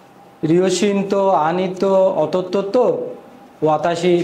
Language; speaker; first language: Japanese; non-native, learner; Bangla